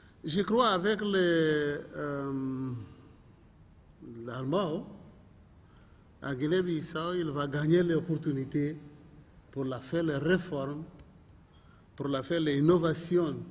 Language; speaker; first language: French; non-native, learner; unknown